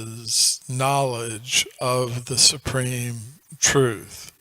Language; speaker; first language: English; native; English